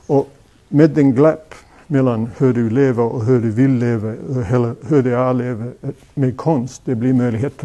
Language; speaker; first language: Swedish; non-native, fluent; English